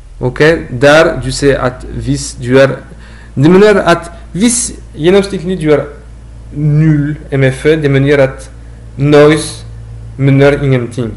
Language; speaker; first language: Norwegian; non-native, learner; French